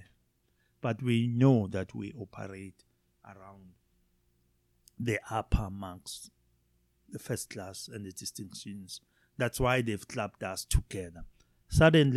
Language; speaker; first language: English; non-native, local second language; Zulu